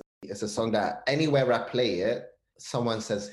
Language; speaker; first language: English; early bilingual, other home language; Hausa